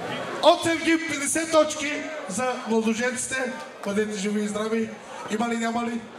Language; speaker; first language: Bulgarian; non-native, local second language; Turkish